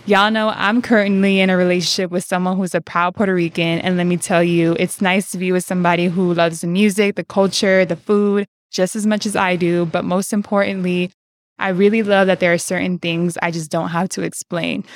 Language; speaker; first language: English; early bilingual, other home language; Spanish